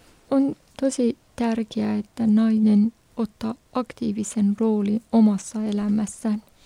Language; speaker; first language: Finnish; non-native, fluent; Persian